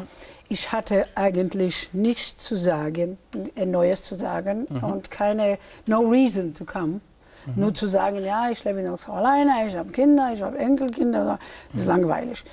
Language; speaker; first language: German; early bilingual, heritage; German